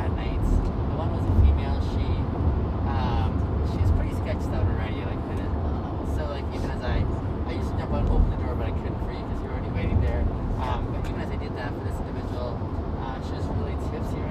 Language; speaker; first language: English; native; English